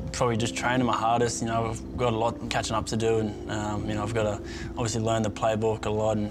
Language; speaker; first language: English; native; English